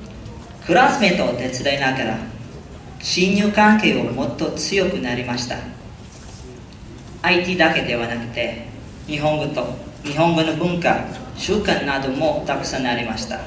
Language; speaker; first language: Japanese; non-native, learner; Filipino